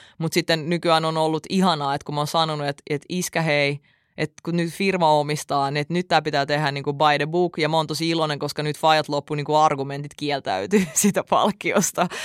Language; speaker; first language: Finnish; early bilingual, other home language; Russian